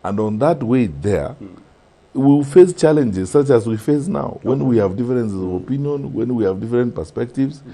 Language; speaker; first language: English; non-native, local second language; Gusii